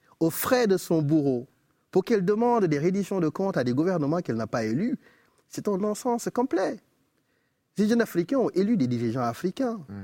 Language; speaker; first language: French; non-native, local second language; Wolof